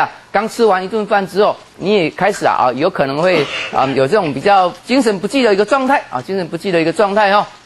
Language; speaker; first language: Chinese; native; Chinese